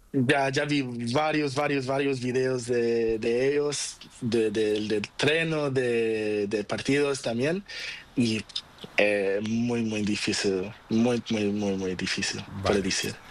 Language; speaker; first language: Spanish; non-native, learner; Portuguese